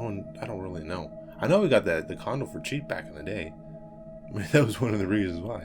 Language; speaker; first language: English; native; English